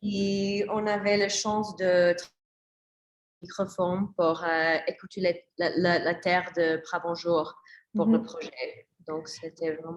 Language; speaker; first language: French; non-native, learner; English